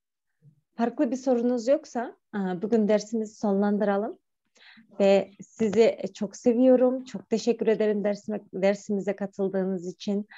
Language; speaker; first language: Turkish; non-native, fluent; Kyrgyz